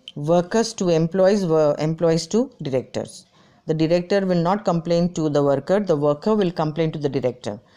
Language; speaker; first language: English; non-native, local second language; Gujarati